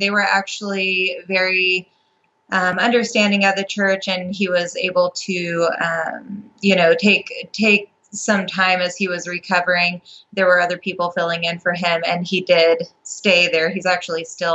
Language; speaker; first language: English; native; English